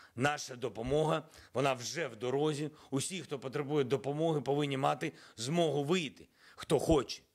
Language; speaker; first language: Ukrainian; non-native, local second language; Russian